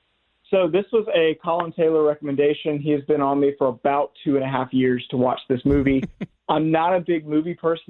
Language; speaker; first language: English; native; English